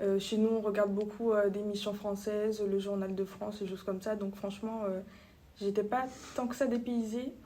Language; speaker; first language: French; native; French